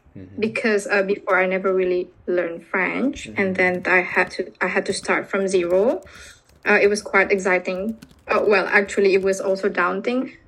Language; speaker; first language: English; non-native, fluent; Indonesian